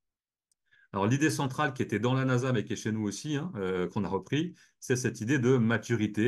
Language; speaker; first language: French; native; French